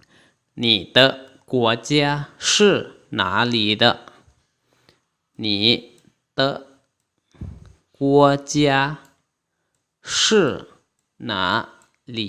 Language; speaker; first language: Chinese; non-native, fluent; Lao